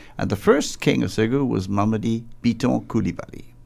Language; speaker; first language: English; native; English